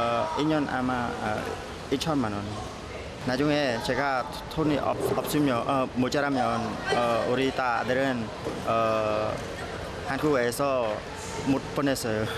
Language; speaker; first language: Korean; non-native, learner; Khmer